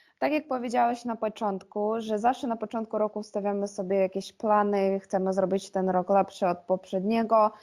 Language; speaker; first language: Polish; non-native, fluent; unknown